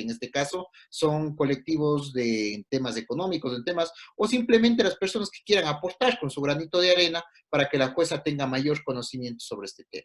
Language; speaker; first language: Spanish; native; Spanish